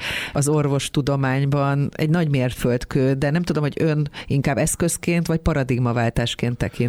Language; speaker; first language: Hungarian; native; Hungarian